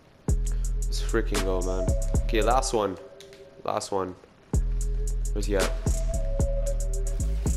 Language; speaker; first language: English; native; English